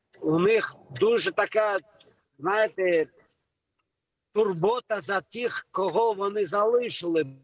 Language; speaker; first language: Ukrainian; non-native, local second language; Crimean Tatar